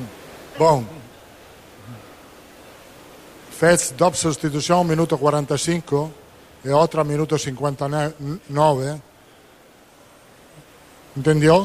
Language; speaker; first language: Portuguese; non-native, learner; Italian